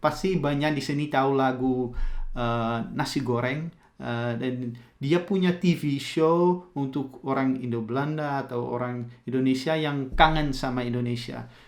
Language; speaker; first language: Indonesian; early bilingual, heritage; Dutch